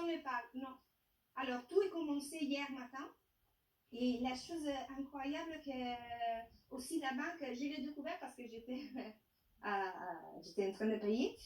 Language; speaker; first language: French; non-native, fluent; Italian